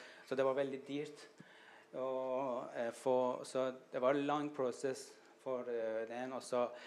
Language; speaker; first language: Norwegian; non-native, learner; Persian